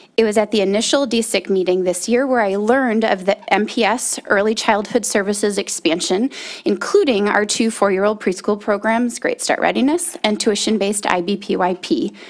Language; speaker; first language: English; native; English